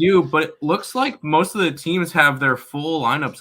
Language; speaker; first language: English; native; English